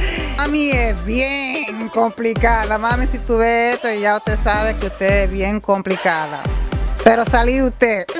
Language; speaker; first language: Spanish; early bilingual, heritage; Spanish